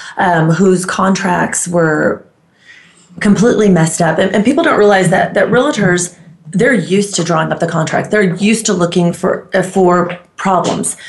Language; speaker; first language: English; non-native, fluent; Greek